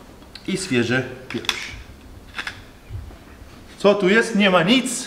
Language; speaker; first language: Polish; non-native, learner; Italian